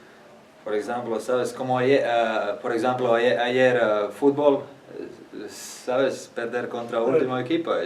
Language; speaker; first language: Spanish; non-native, learner; Latvian